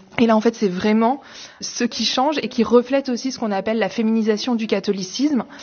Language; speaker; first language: French; native; French